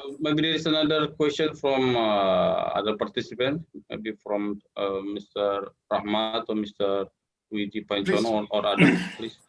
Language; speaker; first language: English; non-native, learner; Indonesian